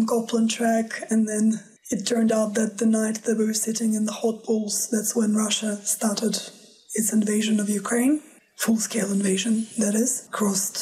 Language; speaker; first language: English; non-native, fluent; Russian